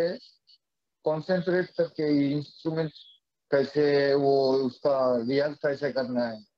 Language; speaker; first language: Hindi; non-native, fluent; Japanese